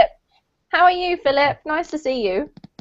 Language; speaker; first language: English; native; English